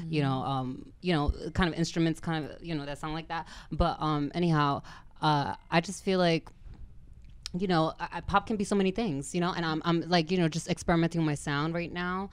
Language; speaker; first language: English; native; English